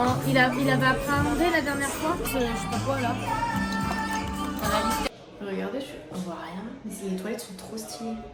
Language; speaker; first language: French; native; French